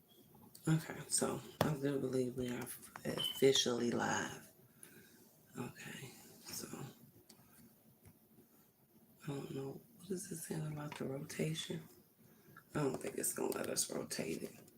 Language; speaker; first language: English; native; English